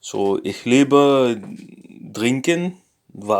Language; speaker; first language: German; non-native, learner; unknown